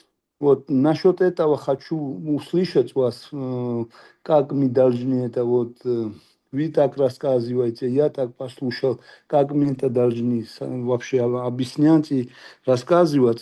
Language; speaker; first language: Russian; non-native, local second language; Georgian